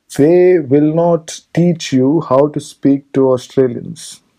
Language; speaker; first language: English; non-native, local second language; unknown